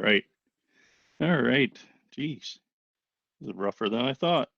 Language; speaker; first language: English; native; English